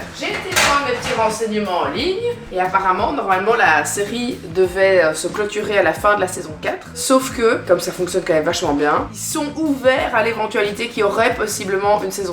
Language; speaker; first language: French; native; French